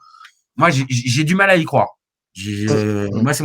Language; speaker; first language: French; native; French